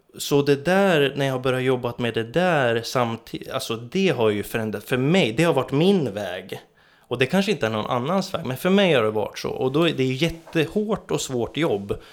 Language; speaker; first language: Swedish; native; Swedish